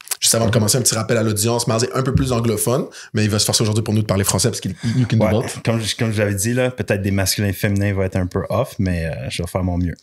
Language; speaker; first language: French; native; French